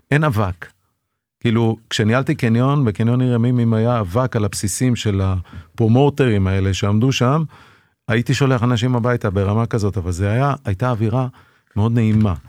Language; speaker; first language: Hebrew; early bilingual, other home language; Persian